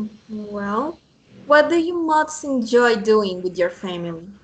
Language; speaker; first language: English; non-native, fluent; Spanish